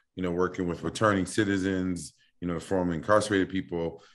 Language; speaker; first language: English; native; English